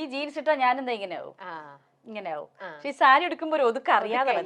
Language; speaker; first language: Malayalam; native; Malayalam